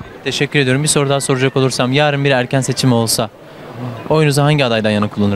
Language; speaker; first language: Turkish; native; Turkish